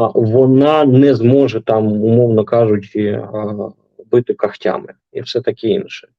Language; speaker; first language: Ukrainian; non-native, local second language; Russian